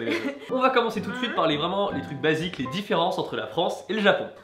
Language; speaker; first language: French; native; French